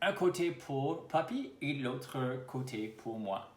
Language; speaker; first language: French; non-native, local second language; English